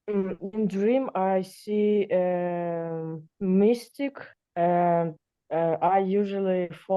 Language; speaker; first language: English; non-native, learner; Russian